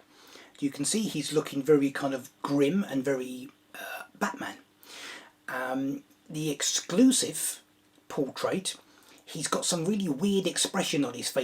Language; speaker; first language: English; native; English